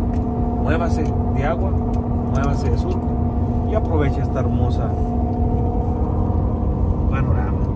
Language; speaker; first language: Spanish; native; Spanish